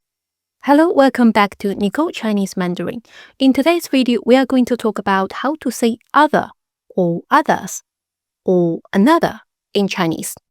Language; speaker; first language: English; non-native, fluent; Chinese